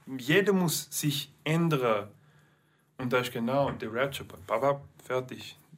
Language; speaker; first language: German; non-native, learner; English